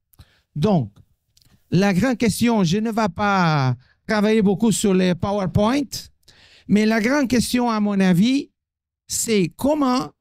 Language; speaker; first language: French; non-native, fluent; Portuguese